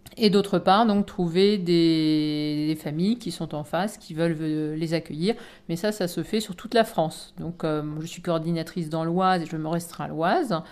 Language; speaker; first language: French; native; French